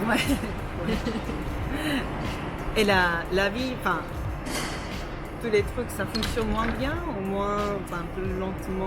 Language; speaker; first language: French; non-native, fluent; Japanese